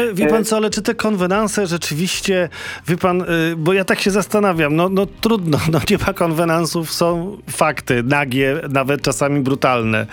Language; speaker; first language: Polish; native; Polish